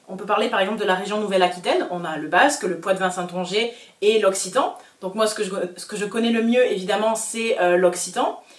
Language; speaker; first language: French; native; French